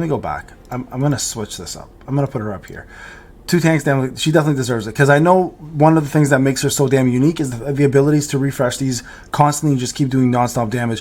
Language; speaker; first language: English; native; English